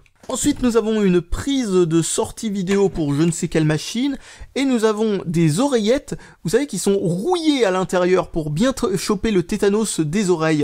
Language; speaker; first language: French; native; French